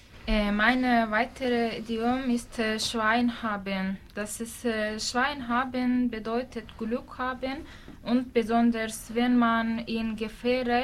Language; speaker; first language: German; non-native, learner; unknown